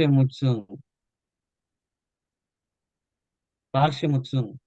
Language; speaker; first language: German; non-native, learner; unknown